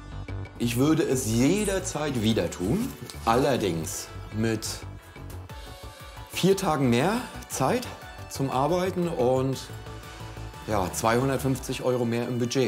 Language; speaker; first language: German; native; German